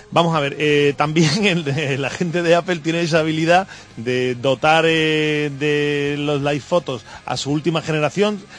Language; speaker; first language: Spanish; native; Spanish